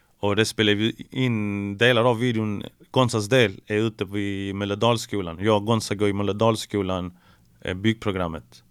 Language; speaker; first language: Swedish; early bilingual, other home language; Spanish